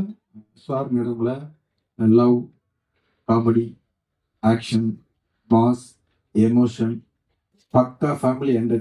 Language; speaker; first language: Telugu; non-native, learner; Tamil